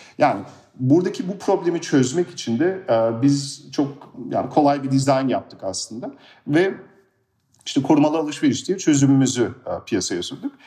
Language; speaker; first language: Turkish; early bilingual, heritage; Turkish